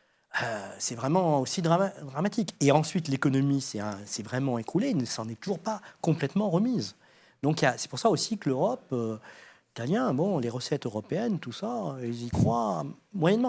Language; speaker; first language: French; native; French